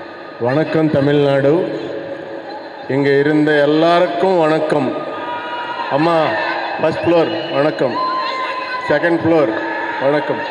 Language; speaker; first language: Tamil; non-native, learner; Telugu